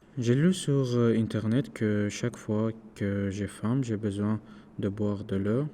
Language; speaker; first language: French; non-native, learner; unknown